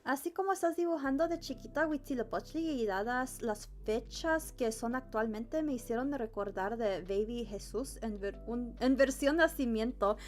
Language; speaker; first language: Spanish; early bilingual, heritage; Spanish